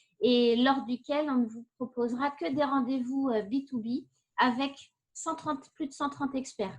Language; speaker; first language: French; native; French